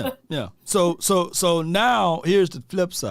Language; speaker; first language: English; native; English